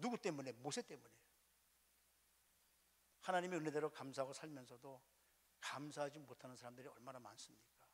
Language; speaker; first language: Korean; native; Korean